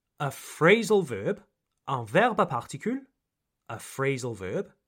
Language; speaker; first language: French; non-native, fluent; English